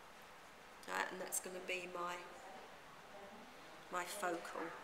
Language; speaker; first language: English; native; English